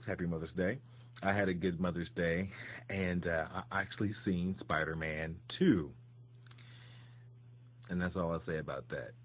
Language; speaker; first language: English; native; English